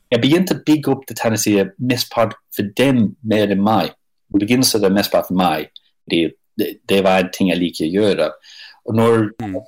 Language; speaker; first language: Norwegian; non-native, fluent; English